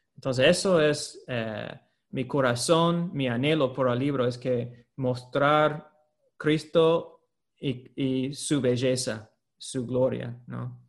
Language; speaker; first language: Spanish; non-native, fluent; English